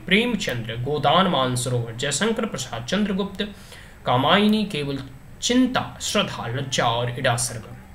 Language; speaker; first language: Hindi; native; Hindi